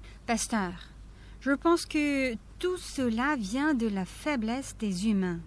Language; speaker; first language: French; non-native, fluent; Korean